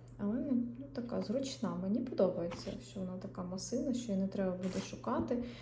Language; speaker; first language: Ukrainian; non-native, local second language; Russian